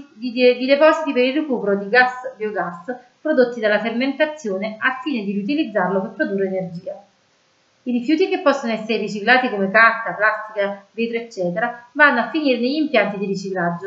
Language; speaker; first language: Italian; native; Italian